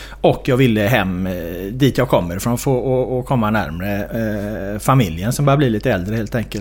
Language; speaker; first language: Swedish; native; Swedish